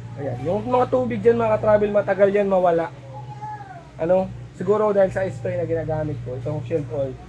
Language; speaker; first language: Filipino; non-native, local second language; Waray